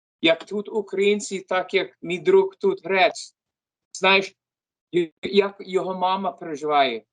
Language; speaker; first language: Ukrainian; early bilingual, heritage; English